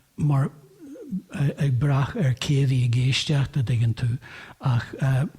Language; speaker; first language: Irish; native; Irish